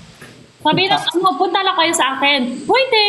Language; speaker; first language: Filipino; non-native, learner; Korean